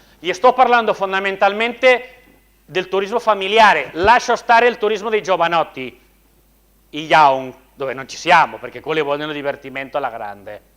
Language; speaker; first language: Italian; non-native, fluent; Spanish